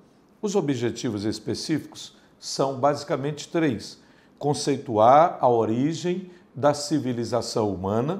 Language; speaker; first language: Portuguese; native; Portuguese